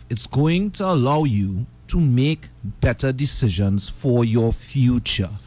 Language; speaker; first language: English; native; English